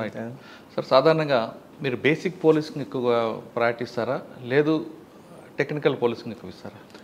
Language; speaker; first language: Telugu; native; Telugu